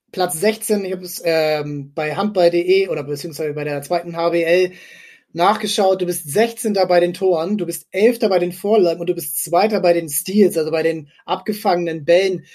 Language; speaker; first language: German; native; German